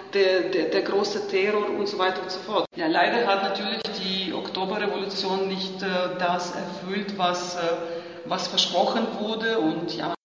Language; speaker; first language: German; non-native, fluent; Ukrainian